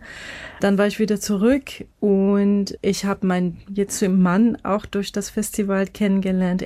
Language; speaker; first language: German; non-native, fluent; Persian